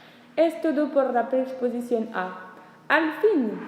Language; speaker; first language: Spanish; non-native, learner; French